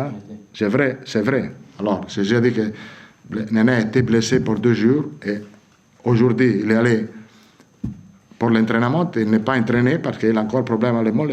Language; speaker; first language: French; non-native, fluent; Italian